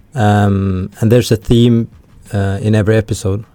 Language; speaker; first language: English; early bilingual, other home language; Norwegian